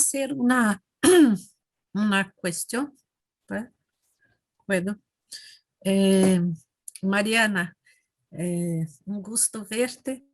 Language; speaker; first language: Spanish; non-native, learner; Portuguese